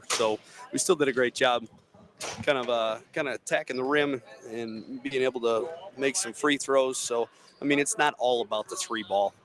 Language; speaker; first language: English; native; English